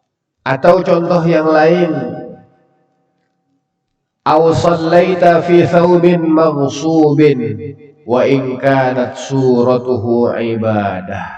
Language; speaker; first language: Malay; non-native, local second language; Banjar